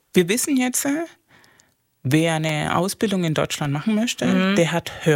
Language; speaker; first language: German; non-native, fluent; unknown